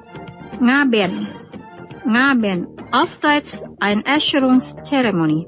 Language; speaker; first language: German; non-native, fluent; Indonesian